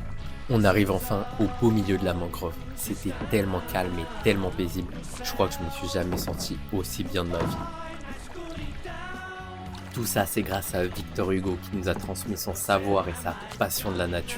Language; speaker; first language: French; native; French